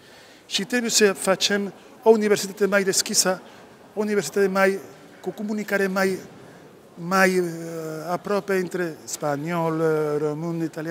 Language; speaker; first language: Romanian; non-native, learner; Spanish